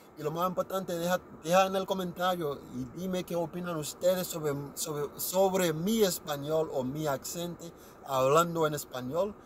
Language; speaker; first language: Spanish; non-native, learner; Haitian Creole